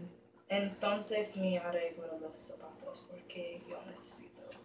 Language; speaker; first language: Spanish; non-native, learner; English